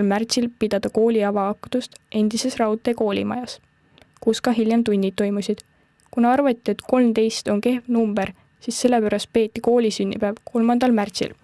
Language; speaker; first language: Estonian; native; Estonian